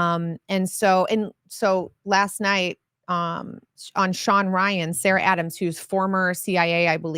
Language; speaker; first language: English; native; English